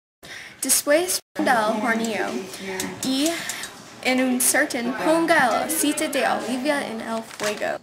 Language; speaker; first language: Spanish; non-native, learner; English